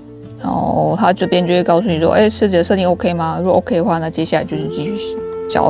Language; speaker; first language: Chinese; native; Chinese